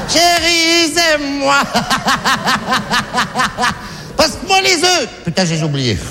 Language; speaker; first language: French; native; French